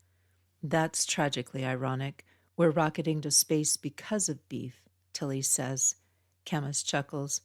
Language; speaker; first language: English; native; English